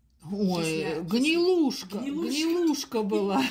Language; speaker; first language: Russian; native; Russian